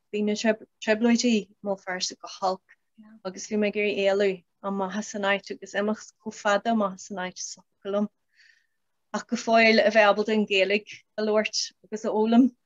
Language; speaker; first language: Irish; non-native, local second language; English